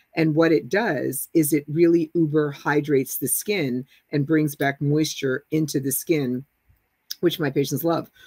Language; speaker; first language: English; native; English